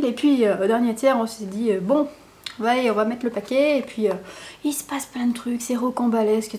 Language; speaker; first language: French; native; French